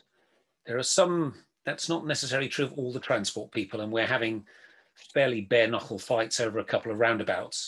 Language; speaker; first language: English; native; English